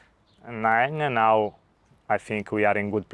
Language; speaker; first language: English; non-native, learner; Italian